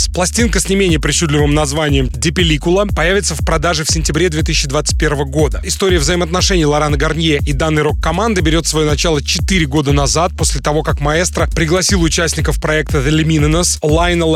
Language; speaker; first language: Russian; native; Russian